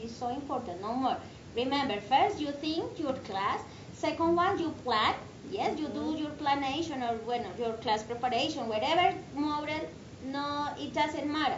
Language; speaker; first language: English; non-native, fluent; Spanish